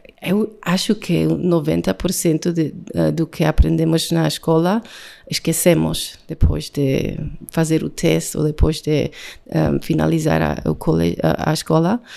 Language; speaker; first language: Portuguese; non-native, learner; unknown